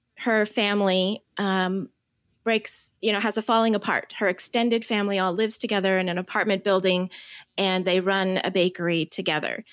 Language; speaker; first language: English; early bilingual, other home language; Chinese